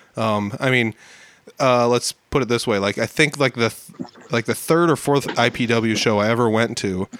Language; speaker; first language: English; native; English